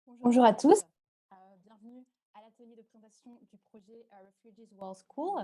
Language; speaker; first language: French; native; French